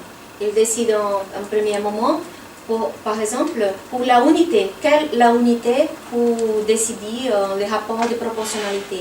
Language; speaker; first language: French; non-native, fluent; Portuguese